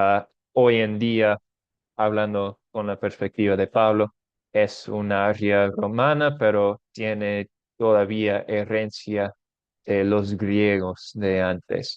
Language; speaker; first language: Spanish; non-native, fluent; English